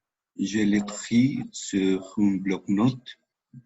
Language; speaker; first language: French; non-native, learner; Spanish